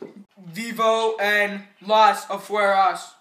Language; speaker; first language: Spanish; non-native, learner; English